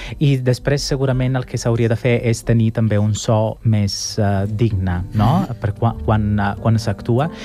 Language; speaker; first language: Catalan; non-native, fluent; Italian